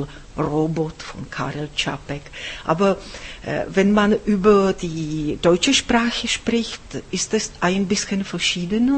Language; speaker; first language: German; non-native, fluent; Czech